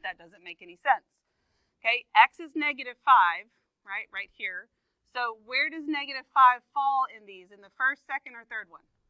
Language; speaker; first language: English; native; English